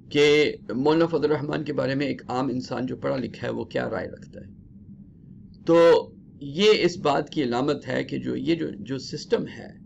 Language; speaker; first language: Urdu; early bilingual, heritage; Urdu